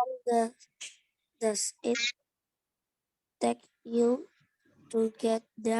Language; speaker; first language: English; non-native, learner; Indonesian